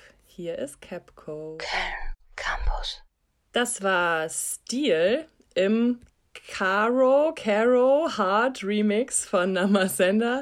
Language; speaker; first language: German; native; German